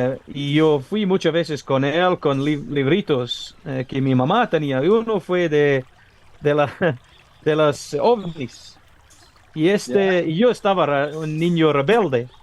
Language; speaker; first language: Spanish; non-native, learner; English